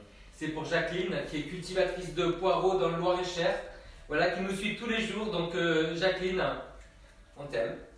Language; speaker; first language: French; native; French